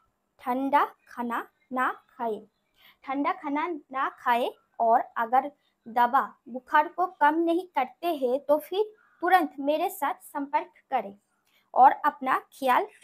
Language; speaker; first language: Hindi; non-native, local second language; Bangla